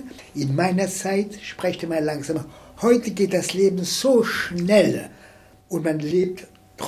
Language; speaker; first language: German; non-native, fluent; French